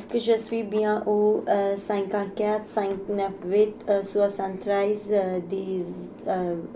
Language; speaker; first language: French; non-native, learner; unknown